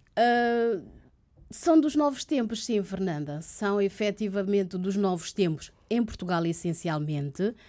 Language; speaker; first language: Portuguese; early bilingual, other home language; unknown